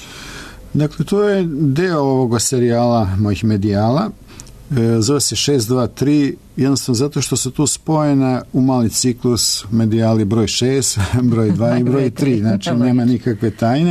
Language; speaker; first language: Serbian; native; Serbian